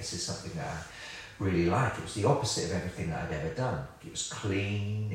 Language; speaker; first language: English; native; English